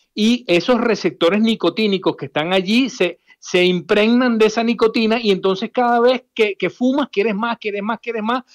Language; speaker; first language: Spanish; native; Spanish